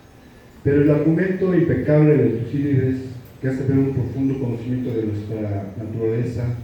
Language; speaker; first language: Spanish; native; Spanish